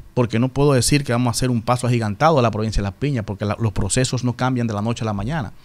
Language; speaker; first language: Spanish; native; Spanish